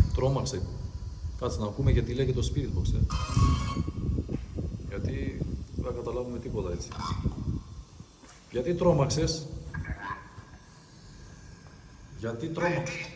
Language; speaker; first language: Greek; early bilingual, other home language; Albanian